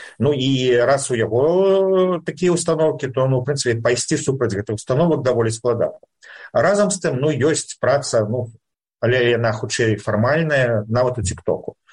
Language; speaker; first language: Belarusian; native; Belarusian